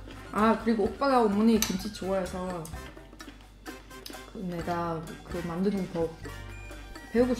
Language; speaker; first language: Korean; non-native, fluent; Swedish